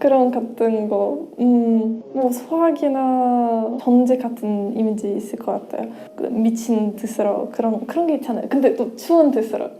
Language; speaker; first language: Korean; non-native, fluent; Russian